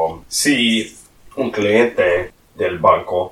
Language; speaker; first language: Spanish; non-native, learner; English